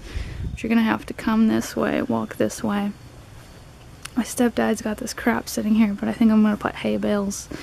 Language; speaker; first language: English; native; English